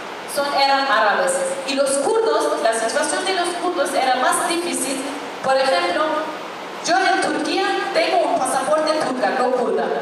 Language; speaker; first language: Spanish; non-native, fluent; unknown